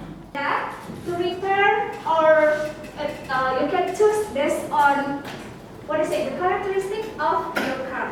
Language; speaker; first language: English; non-native, learner; Indonesian